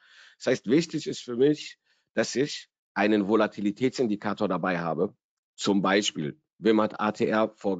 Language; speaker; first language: German; native; German